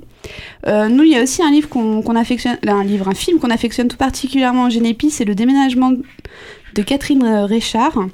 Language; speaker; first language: French; native; French